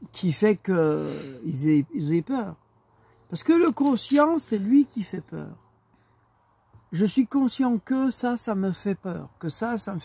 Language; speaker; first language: French; native; French